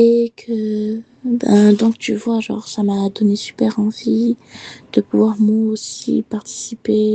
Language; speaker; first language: French; native; French